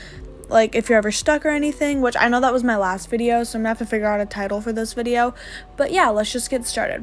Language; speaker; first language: English; native; English